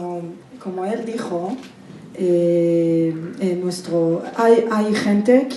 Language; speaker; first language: Spanish; non-native, fluent; Hebrew